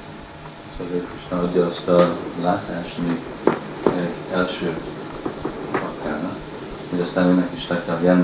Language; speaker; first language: Hungarian; early bilingual, heritage; Hungarian